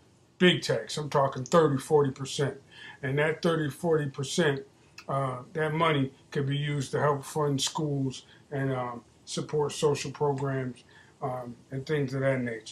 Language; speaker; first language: English; native; English